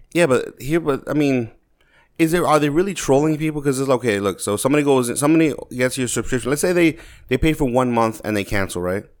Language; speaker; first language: English; native; English